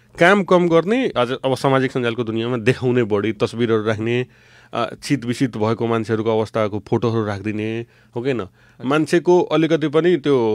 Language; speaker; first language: Nepali; non-native, local second language; Bhojpuri